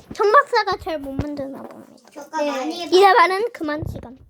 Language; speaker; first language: Korean; native; Korean